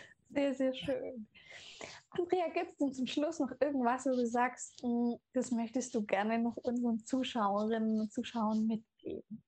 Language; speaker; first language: German; native; German